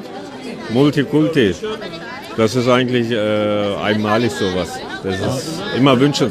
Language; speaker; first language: German; early bilingual, other home language; Turkish